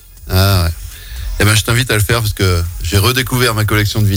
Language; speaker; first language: French; native; French